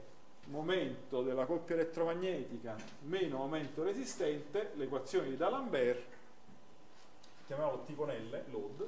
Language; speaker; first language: Italian; native; Italian